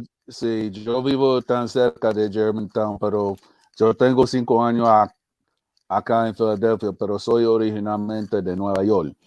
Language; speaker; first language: Spanish; early bilingual, heritage; English